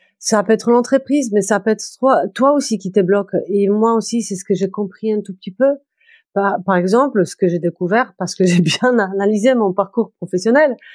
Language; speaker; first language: French; non-native, fluent; Polish